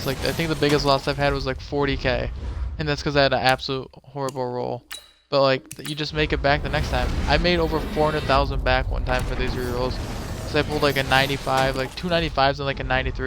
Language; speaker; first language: English; native; English